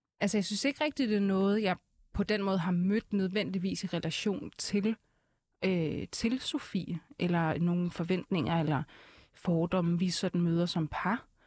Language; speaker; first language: Danish; early bilingual, other home language; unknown